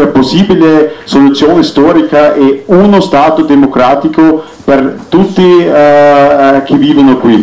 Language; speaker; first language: Italian; non-native, fluent; Arabic